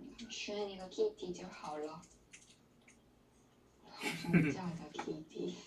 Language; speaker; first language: Chinese; non-native, learner; Korean